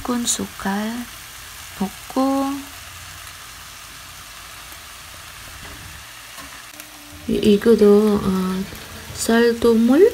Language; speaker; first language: Korean; non-native, learner; Filipino